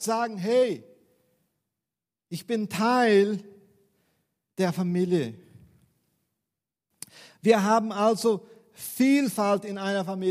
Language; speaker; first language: German; non-native, fluent; Portuguese